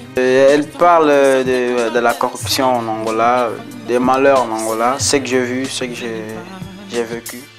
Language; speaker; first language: French; non-native, fluent; Portuguese